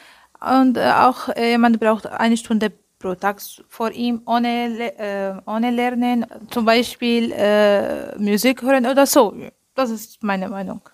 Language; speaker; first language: German; non-native, learner; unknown